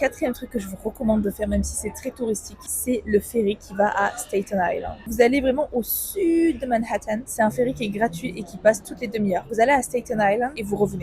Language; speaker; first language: French; native; French